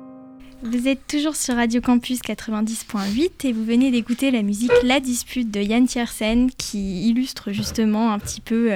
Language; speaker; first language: French; native; French